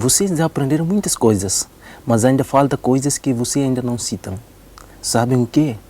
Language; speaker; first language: Portuguese; non-native, learner; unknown